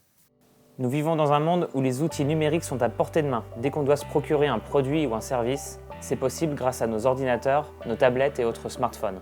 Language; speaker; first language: French; native; French